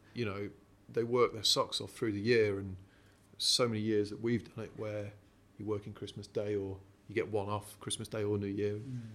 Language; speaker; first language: English; native; English